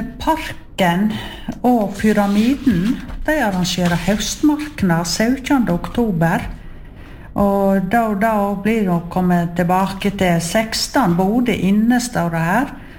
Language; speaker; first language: Norwegian; native; Norwegian